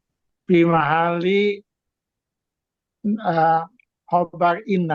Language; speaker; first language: Arabic; non-native, learner; Indonesian